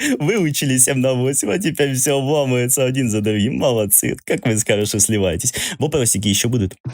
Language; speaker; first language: Russian; non-native, local second language; Ukrainian